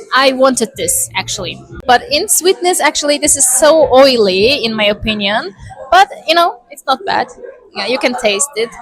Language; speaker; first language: English; non-native, learner; Azerbaijani